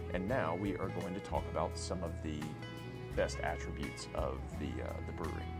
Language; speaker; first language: English; native; English